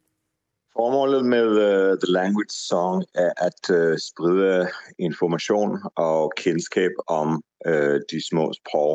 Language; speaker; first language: Danish; non-native, fluent; Hebrew